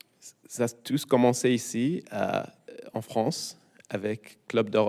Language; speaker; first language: French; non-native, learner; English